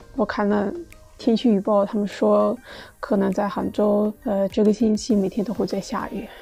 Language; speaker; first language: Chinese; non-native, fluent; Russian